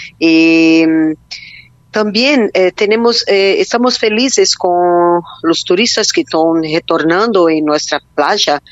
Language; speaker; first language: Spanish; non-native, learner; Portuguese